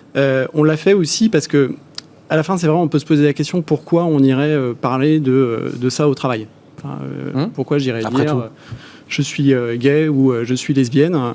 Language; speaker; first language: French; native; French